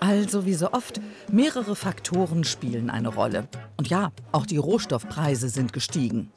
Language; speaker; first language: German; native; German